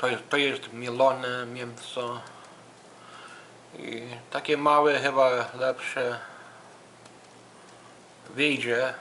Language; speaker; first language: Polish; early bilingual, heritage; Polish